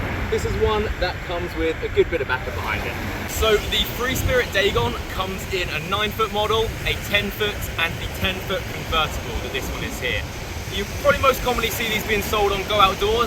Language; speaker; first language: English; native; English